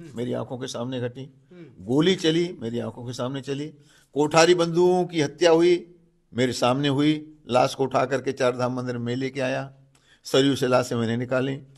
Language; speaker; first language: Hindi; native; Hindi